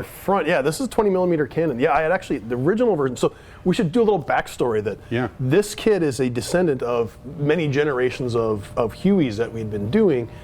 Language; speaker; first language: English; native; English